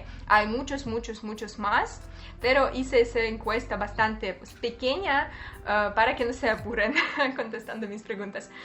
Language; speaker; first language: Spanish; non-native, fluent; Russian